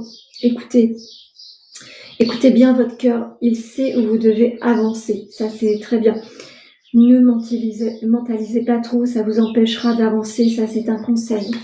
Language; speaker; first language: French; native; French